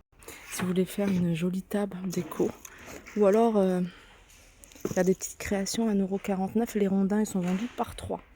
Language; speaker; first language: French; native; French